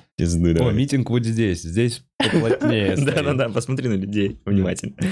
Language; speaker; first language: Russian; native; Russian